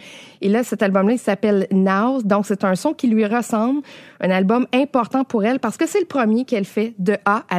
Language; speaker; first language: French; native; French